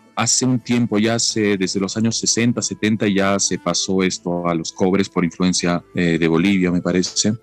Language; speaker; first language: Spanish; native; Spanish